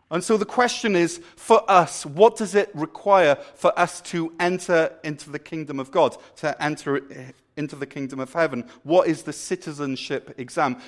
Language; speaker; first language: English; native; English